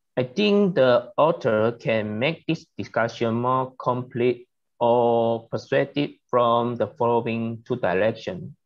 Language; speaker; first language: English; non-native, learner; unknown